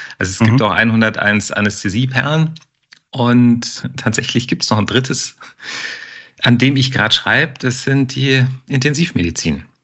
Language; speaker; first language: German; native; German